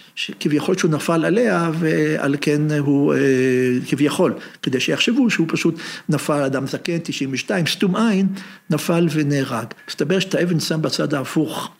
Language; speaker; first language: Hebrew; native; Hebrew